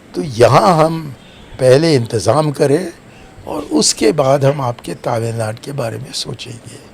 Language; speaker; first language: Hindi; non-native, local second language; Tamil